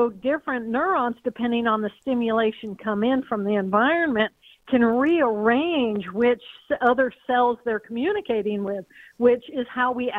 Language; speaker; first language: English; native; English